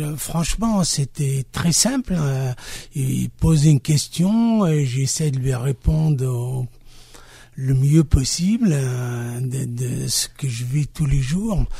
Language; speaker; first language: French; non-native, local second language; Kabyle